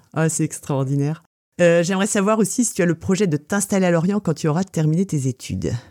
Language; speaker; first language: French; native; French